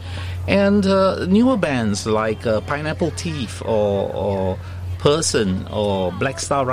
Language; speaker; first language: English; native; English